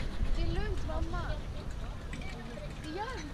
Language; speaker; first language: Swedish; early bilingual, other home language; Russian